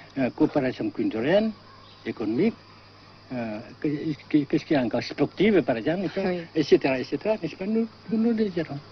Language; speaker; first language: French; non-native, local second language; Vietnamese